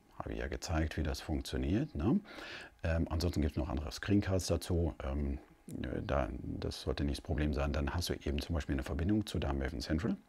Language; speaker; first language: German; native; German